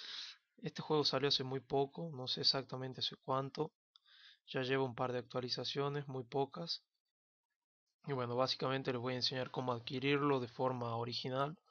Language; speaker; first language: Spanish; native; Spanish